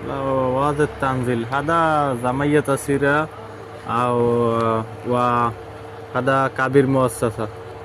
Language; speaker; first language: Arabic; non-native, learner; Bangla